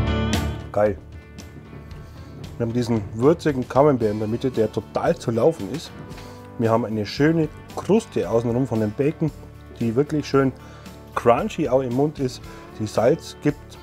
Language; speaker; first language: German; native; German